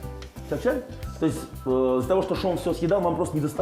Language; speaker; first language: Russian; native; Russian